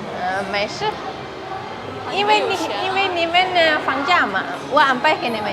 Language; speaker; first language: Chinese; non-native, fluent; Indonesian